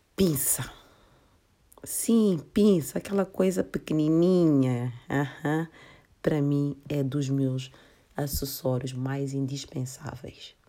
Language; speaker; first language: Portuguese; non-native, local second language; Kabuverdianu